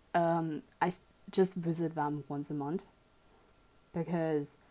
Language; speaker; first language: English; early bilingual, other home language; German